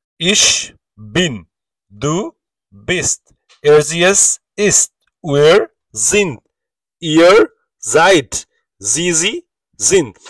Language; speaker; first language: German; non-native, learner; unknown